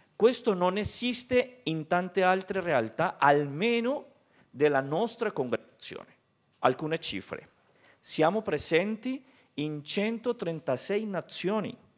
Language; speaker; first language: Italian; non-native, fluent; Spanish